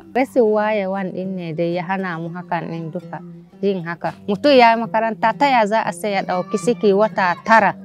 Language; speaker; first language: Hausa; non-native, local second language; Fula